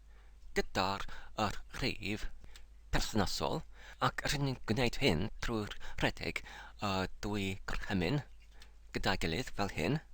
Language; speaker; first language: Welsh; non-native, learner; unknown